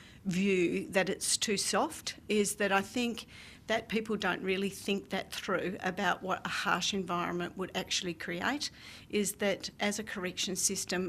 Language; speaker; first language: English; native; English